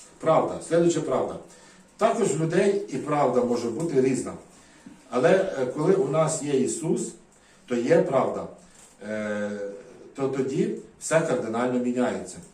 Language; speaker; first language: Ukrainian; native; Ukrainian